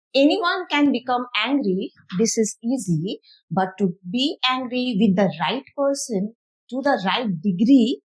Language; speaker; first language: English; non-native, local second language; Bangla